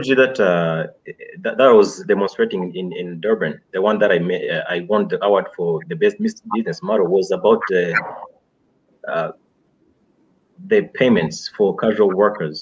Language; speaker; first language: English; non-native, local second language; Kinyarwanda